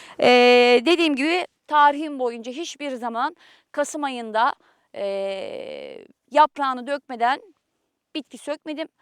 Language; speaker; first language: Turkish; native; Turkish